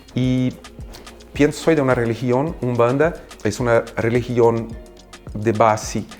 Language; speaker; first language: Spanish; non-native, fluent; Portuguese